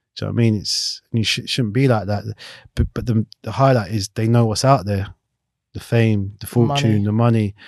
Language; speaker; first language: English; native; English